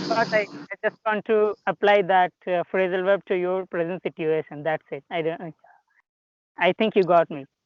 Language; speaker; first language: English; non-native, local second language; Telugu